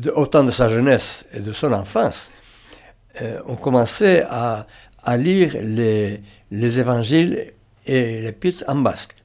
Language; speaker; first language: French; non-native, local second language; Basque